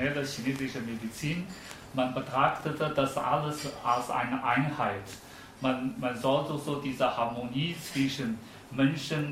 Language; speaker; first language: German; non-native, fluent; Chinese